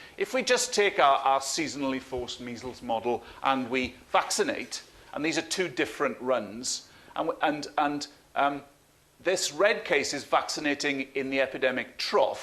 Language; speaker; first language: English; native; English